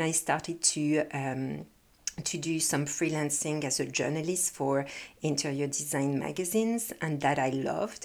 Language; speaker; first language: English; non-native, fluent; French